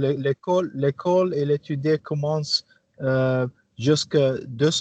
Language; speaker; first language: French; non-native, learner; English